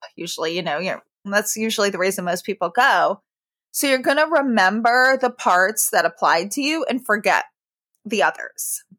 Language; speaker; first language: English; native; English